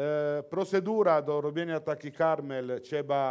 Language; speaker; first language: Polish; non-native, learner; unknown